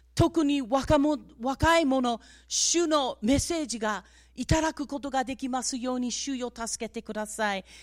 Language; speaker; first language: Japanese; non-native, fluent; English